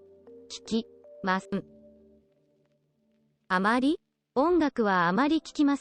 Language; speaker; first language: Japanese; non-native, learner; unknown